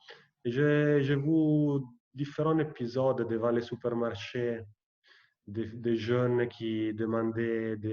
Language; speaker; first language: French; non-native, fluent; Italian